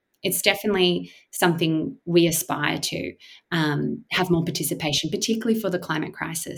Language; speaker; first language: English; native; English